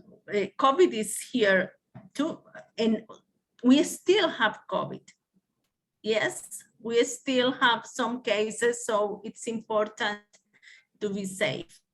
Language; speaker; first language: English; non-native, learner; Spanish